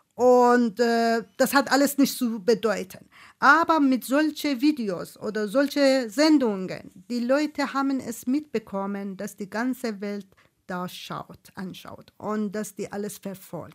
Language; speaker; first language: German; non-native, fluent; Persian